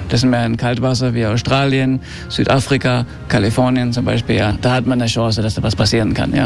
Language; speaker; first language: German; early bilingual, heritage; German